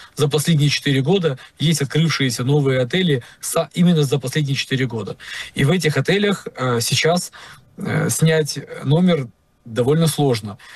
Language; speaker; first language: Russian; native; Russian